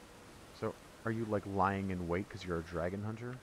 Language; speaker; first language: English; native; English